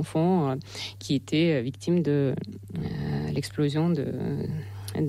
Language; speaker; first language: French; non-native, fluent; Ukrainian